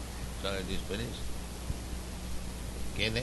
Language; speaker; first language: English; non-native, local second language; Bangla